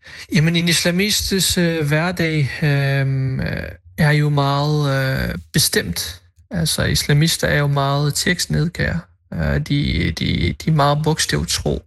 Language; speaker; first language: Danish; early bilingual, other home language; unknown